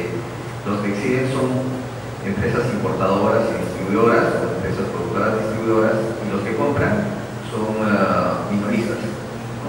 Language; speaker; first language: Spanish; native; Spanish